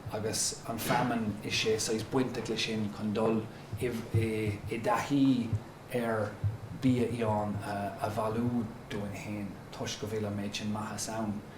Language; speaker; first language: Irish; non-native, local second language; English